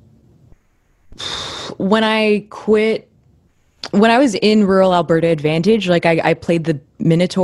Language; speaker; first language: English; native; English